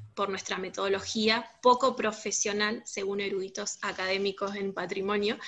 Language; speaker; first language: Spanish; native; Spanish